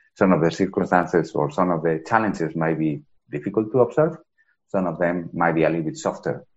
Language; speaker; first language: English; non-native, fluent; Spanish